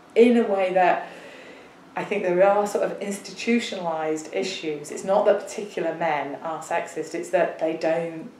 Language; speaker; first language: English; native; English